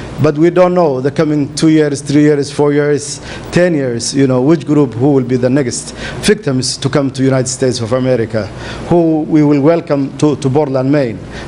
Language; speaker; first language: English; non-native, fluent; Somali